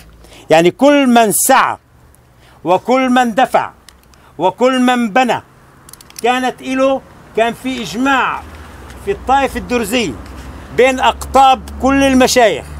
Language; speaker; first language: Arabic; native; Arabic